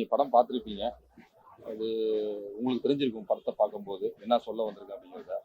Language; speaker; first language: Tamil; native; Tamil